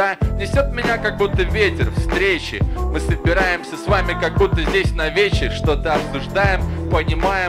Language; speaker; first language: Russian; native; Russian